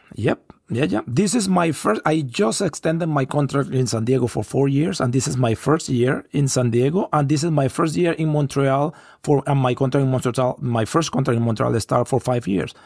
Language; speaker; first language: English; non-native, fluent; Spanish